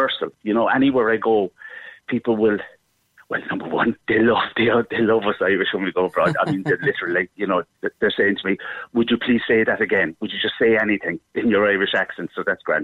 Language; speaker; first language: English; native; English